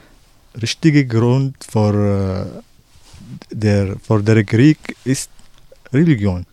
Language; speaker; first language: German; non-native, learner; Arabic